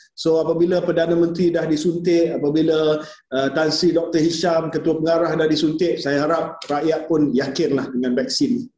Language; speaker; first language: Malay; native; Malay